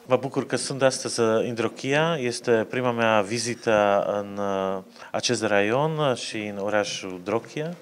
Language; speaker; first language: Romanian; non-native, fluent; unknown